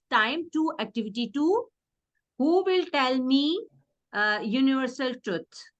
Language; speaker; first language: English; non-native, fluent; Urdu